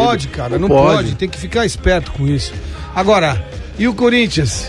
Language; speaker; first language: Portuguese; native; Portuguese